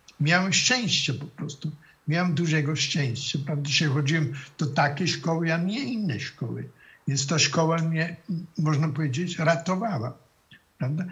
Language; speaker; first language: Polish; non-native, fluent; German